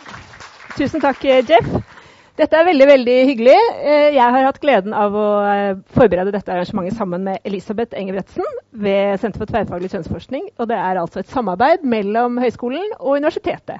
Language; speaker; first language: Norwegian; native; Norwegian